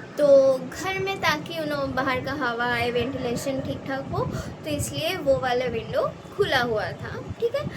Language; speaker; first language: Hindi; non-native, local second language; Bangla